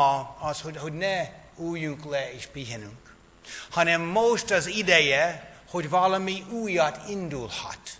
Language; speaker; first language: Hungarian; non-native, fluent; English